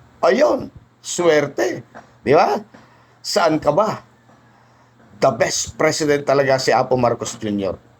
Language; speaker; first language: Filipino; native; Filipino